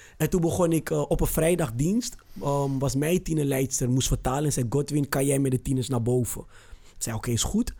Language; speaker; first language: Dutch; early bilingual, other home language; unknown